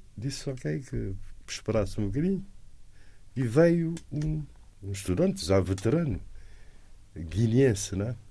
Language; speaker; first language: Portuguese; non-native, local second language; Kabuverdianu